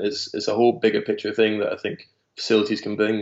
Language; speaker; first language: English; native; English